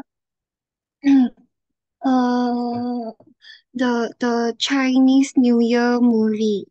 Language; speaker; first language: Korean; non-native, learner; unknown